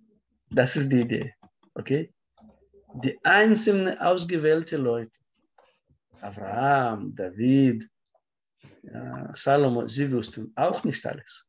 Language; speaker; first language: German; non-native, fluent; Russian